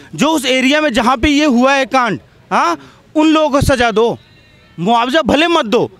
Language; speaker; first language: Hindi; native; Hindi